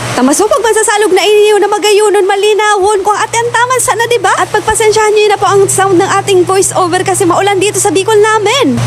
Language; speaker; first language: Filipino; non-native, local second language; Bikol